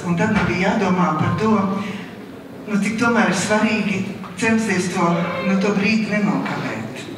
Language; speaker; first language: Latvian; native; Latvian